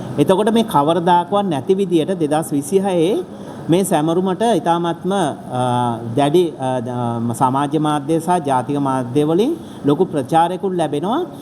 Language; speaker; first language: Sinhala; non-native, local second language; Tamil